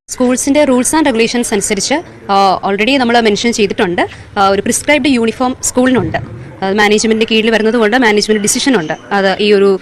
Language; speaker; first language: Malayalam; native; Malayalam